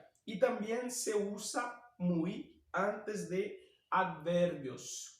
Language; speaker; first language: Spanish; non-native, fluent; Portuguese